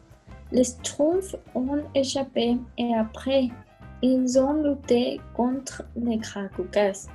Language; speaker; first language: French; non-native, learner; Spanish